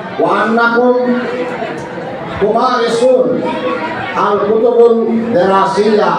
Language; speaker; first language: Arabic; non-native, fluent; Bangla